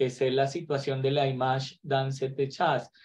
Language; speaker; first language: French; non-native, learner; Spanish